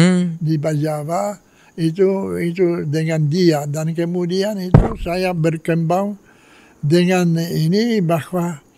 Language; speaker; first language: Indonesian; non-native, fluent; Polish